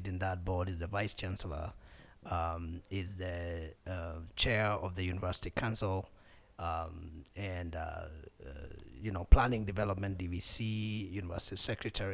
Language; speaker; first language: English; non-native, local second language; Kamba